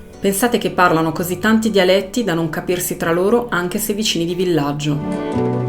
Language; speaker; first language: Italian; native; Italian